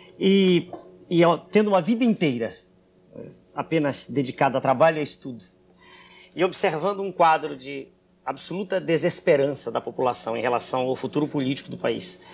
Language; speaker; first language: Portuguese; native; Portuguese